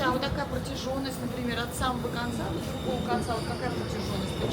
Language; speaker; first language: Russian; native; Russian